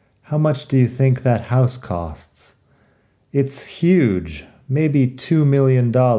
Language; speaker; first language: English; native; English